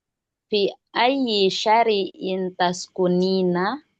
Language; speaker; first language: Arabic; non-native, learner; Indonesian